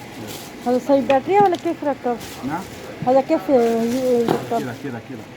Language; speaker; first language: Arabic; non-native, learner; Urdu